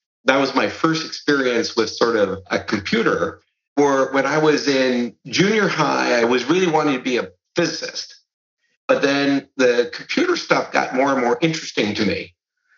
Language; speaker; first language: English; early bilingual, other home language; Serbian